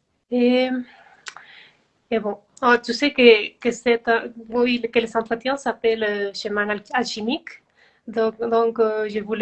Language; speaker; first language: French; non-native, fluent; Spanish